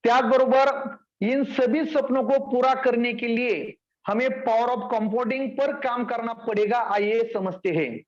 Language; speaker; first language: Hindi; non-native, local second language; Marathi